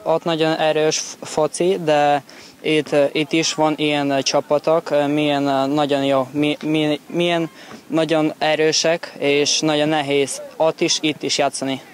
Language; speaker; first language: Hungarian; non-native, learner; Ukrainian